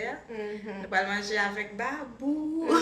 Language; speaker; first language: French; non-native, local second language; Haitian Creole